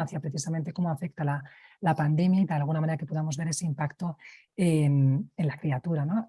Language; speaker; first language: Spanish; native; Spanish